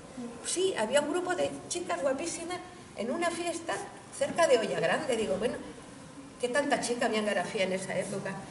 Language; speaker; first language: Spanish; native; Spanish